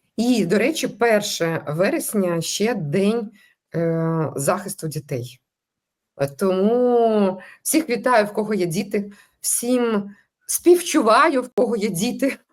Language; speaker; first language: Ukrainian; non-native, local second language; Russian